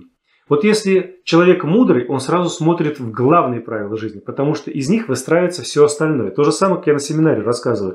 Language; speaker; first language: Russian; native; Russian